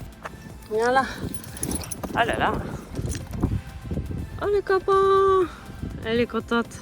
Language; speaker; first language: French; native; French